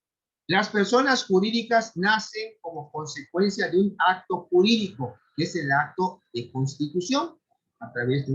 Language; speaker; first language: Spanish; native; Spanish